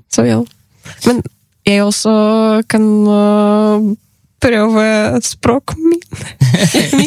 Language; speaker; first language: Norwegian; non-native, learner; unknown